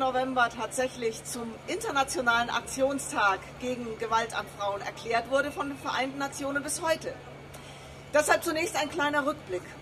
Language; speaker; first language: German; native; German